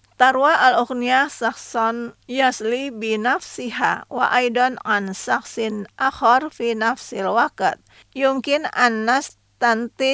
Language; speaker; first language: Arabic; non-native, fluent; Indonesian